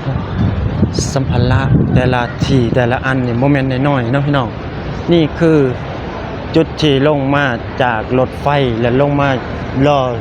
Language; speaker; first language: Thai; non-native, local second language; Lao